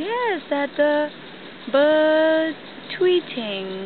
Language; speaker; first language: English; non-native, fluent; Thai